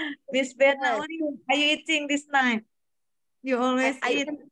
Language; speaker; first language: English; non-native, learner; Indonesian